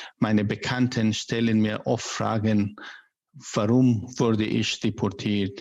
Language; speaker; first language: German; non-native, learner; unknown